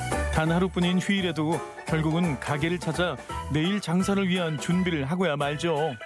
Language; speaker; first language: Korean; native; Korean